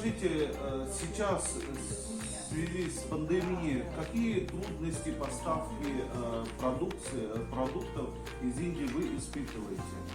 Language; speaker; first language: Russian; non-native, fluent; Hindi